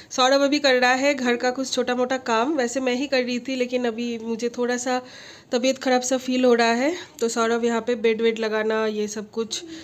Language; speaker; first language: Hindi; non-native, local second language; Bangla